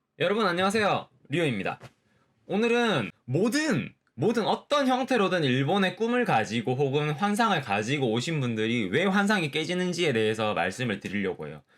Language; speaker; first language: Korean; native; Korean